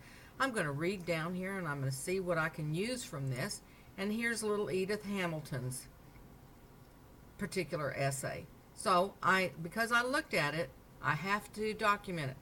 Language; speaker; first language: English; native; English